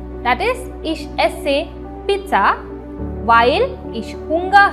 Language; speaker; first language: German; non-native, fluent; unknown